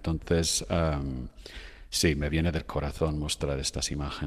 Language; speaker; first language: Spanish; non-native, fluent; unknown